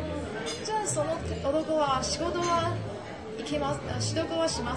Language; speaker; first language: Japanese; non-native, learner; Chinese